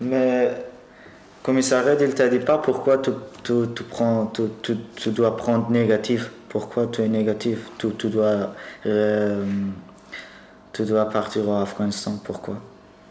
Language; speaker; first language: French; non-native, learner; Persian